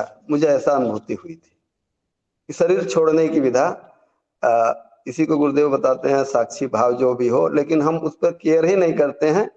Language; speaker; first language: Hindi; native; Hindi